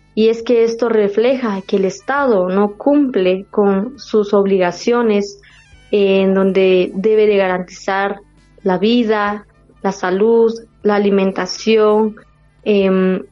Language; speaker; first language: Spanish; non-native, local second language; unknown